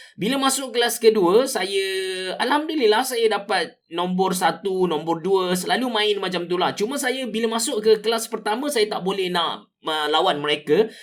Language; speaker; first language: Malay; native; Malay